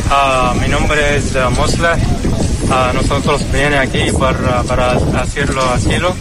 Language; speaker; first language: Spanish; non-native, learner; Arabic